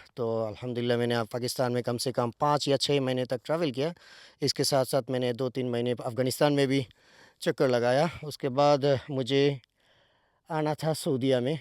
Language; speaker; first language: Urdu; non-native, fluent; Bangla